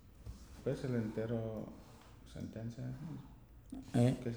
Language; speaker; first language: Spanish; non-native, learner; English